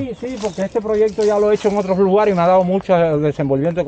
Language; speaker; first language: Spanish; native; Spanish